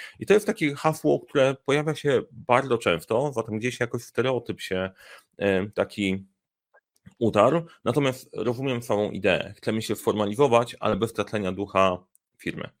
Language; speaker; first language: Polish; native; Polish